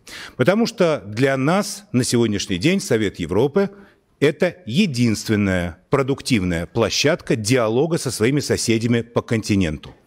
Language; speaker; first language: Russian; native; Russian